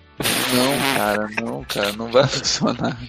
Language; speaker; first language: Portuguese; native; Portuguese